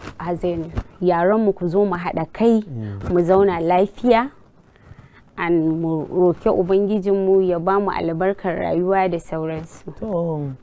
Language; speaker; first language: Hausa; non-native, local second language; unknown